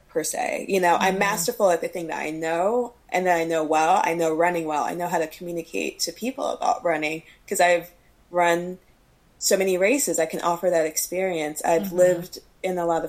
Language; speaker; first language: English; native; English